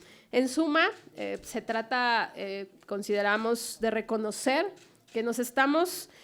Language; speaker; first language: Spanish; native; Spanish